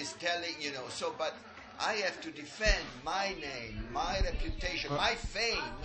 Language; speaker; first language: English; non-native, learner; Italian